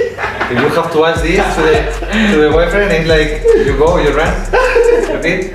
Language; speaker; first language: English; non-native, fluent; Spanish